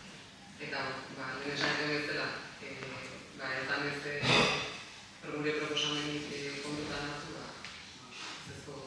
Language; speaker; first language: Basque; native; Basque